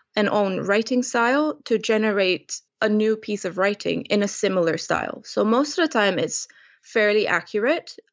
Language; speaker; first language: English; non-native, fluent; Romanian